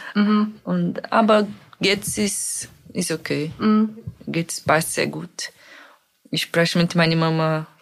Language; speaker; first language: German; non-native, fluent; Portuguese